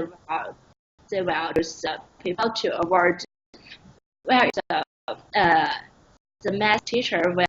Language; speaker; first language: English; non-native, learner; Chinese